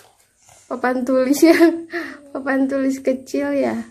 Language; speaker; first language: Indonesian; native; Indonesian